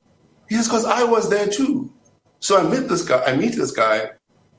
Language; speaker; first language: English; non-native, local second language; Zulu